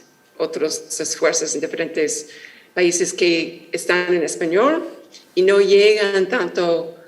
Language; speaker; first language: Spanish; non-native, fluent; English